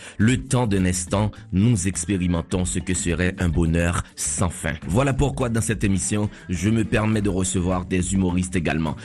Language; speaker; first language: French; non-native, local second language; Haitian Creole